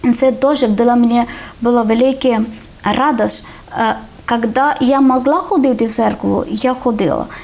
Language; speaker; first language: Ukrainian; non-native, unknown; Malayalam